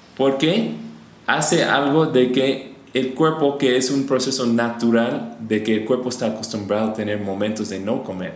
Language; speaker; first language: Spanish; non-native, fluent; English